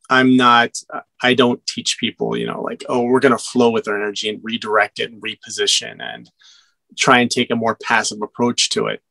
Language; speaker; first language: English; native; English